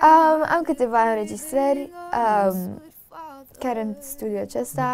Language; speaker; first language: Romanian; early bilingual, heritage; Romanian